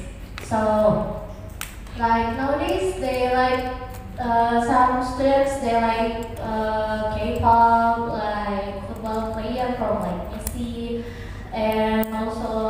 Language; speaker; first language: English; non-native, fluent; Indonesian